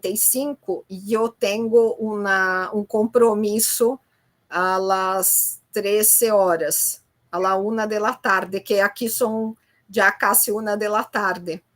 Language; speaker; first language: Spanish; non-native, fluent; Portuguese